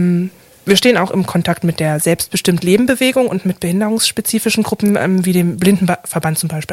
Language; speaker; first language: German; native; German